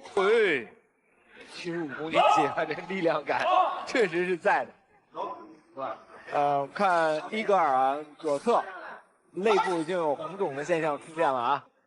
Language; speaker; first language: Chinese; native; Chinese